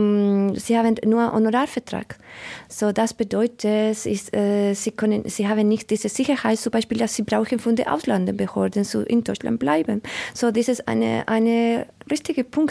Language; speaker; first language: German; non-native, learner; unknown